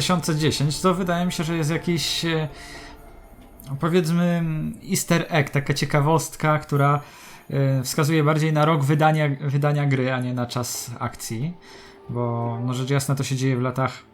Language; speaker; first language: Polish; native; Polish